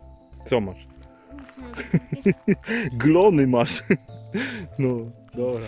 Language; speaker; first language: Polish; native; Polish